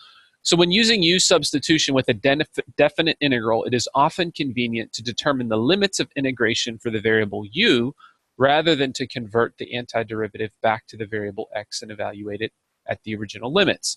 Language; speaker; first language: English; native; English